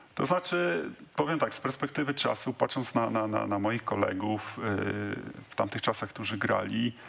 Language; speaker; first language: Polish; native; Polish